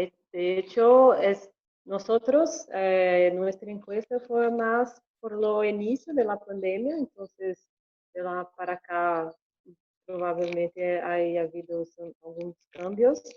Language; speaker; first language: Spanish; non-native, learner; Portuguese